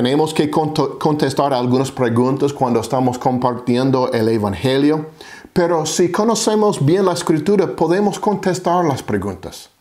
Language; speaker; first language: Spanish; non-native, fluent; English